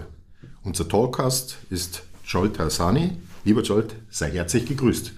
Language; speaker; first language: German; native; German